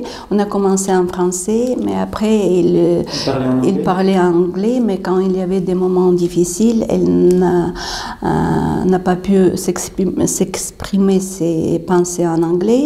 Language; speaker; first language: French; non-native, fluent; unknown